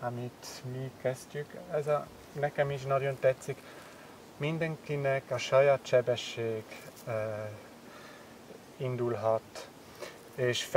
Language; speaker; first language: Hungarian; non-native, learner; German